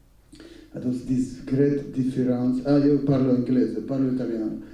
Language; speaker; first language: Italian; non-native, learner; Russian